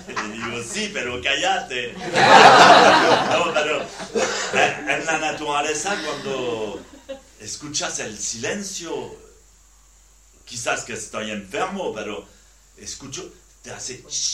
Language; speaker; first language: Spanish; non-native, learner; French